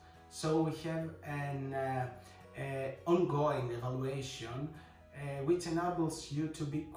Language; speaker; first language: English; non-native, fluent; Greek